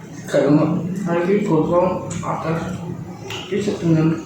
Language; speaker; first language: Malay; non-native, local second language; Javanese